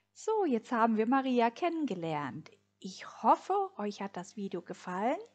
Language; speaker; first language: German; native; German